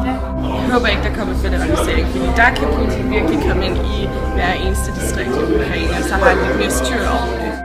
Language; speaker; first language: Danish; native; Danish